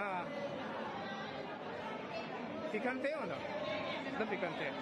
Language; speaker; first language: Spanish; non-native, learner; Chinese